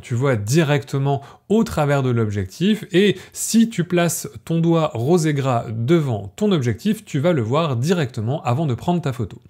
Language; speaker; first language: French; native; French